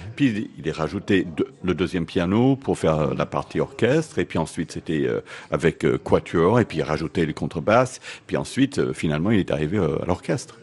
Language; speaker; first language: French; native; French